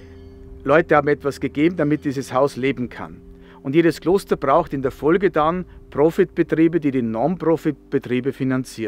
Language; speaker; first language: German; native; German